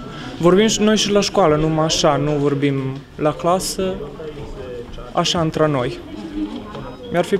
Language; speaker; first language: Romanian; early bilingual, heritage; Romanian